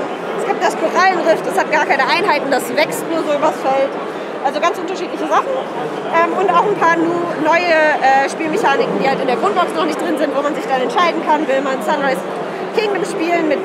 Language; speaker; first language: German; native; German